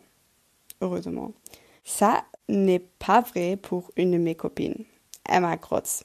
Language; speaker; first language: French; non-native, local second language; Luxembourgish